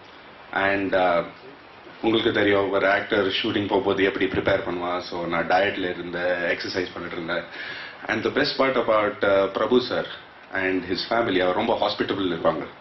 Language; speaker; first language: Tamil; non-native, local second language; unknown